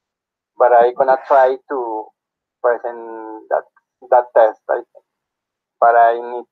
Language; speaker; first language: English; non-native, learner; Spanish